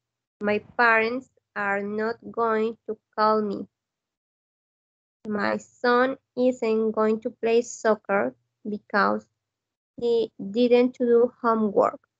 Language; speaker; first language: English; non-native, learner; Spanish